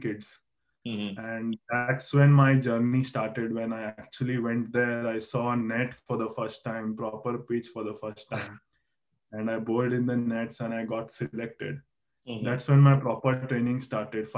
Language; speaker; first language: English; non-native, local second language; Marathi